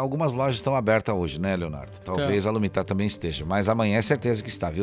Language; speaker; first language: Portuguese; native; Portuguese